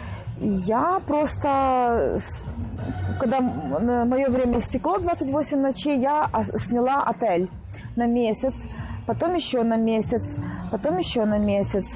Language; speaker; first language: Russian; native; Russian